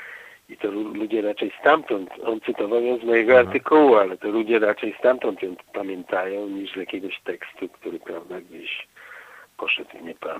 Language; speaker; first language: Polish; native; Polish